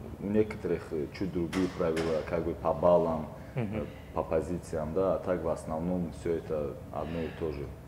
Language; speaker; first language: Russian; non-native, local second language; Tajik